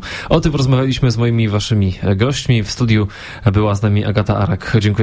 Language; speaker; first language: Polish; native; Polish